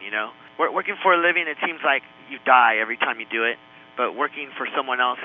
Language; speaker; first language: English; non-native, fluent; Spanish